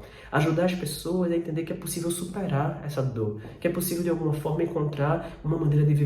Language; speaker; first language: Portuguese; native; Portuguese